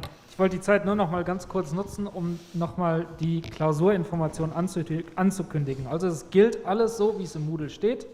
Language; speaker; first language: German; native; German